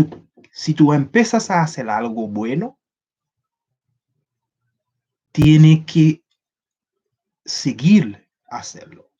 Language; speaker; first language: Spanish; non-native, learner; Haitian Creole